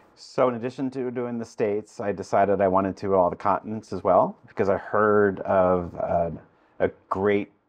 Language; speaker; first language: English; native; English